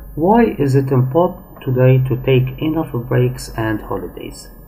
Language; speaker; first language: English; non-native, fluent; Arabic